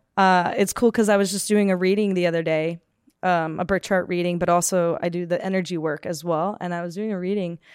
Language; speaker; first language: English; native; English